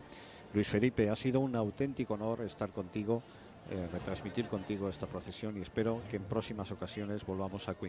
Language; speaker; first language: Spanish; native; Spanish